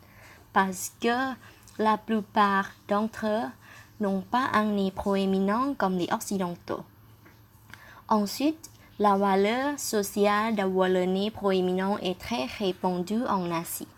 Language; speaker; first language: French; non-native, fluent; Thai